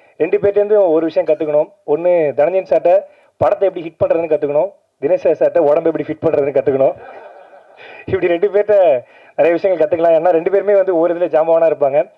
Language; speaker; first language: Tamil; native; Tamil